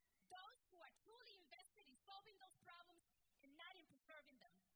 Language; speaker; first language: English; early bilingual, other home language; Spanish